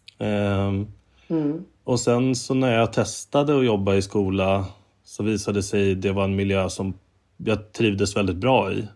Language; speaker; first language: Swedish; native; Swedish